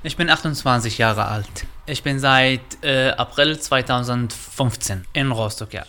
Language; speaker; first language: German; non-native, fluent; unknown